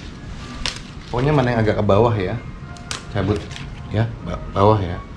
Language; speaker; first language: Indonesian; native; Indonesian